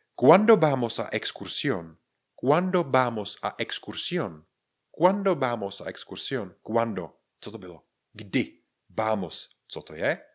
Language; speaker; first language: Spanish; non-native, fluent; Czech